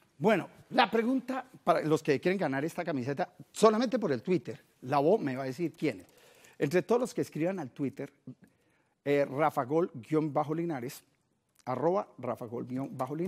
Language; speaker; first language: Spanish; native; Spanish